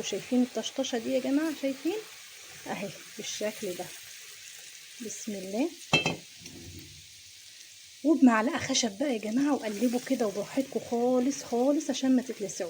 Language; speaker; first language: Arabic; native; Arabic